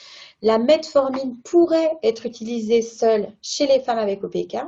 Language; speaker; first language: French; native; French